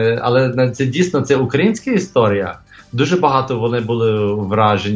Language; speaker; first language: Ukrainian; early bilingual, heritage; English